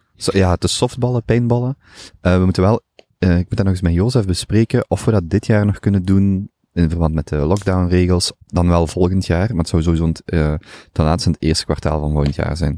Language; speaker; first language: Dutch; native; Dutch